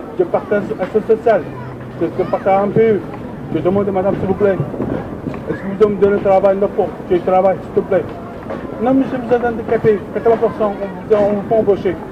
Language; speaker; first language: French; non-native, learner; Turkish